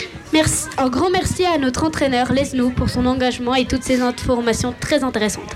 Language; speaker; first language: French; native; French